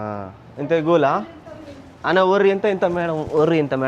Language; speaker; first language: Arabic; non-native, learner; Telugu